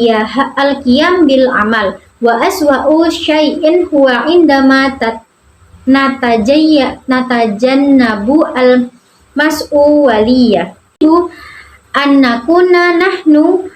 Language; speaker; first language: Arabic; non-native, learner; Indonesian